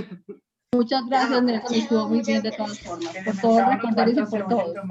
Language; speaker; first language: Spanish; native; Spanish